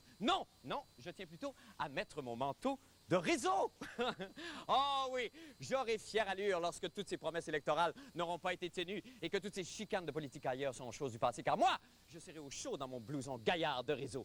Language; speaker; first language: French; native; French